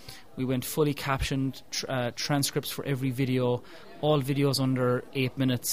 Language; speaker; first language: English; native; English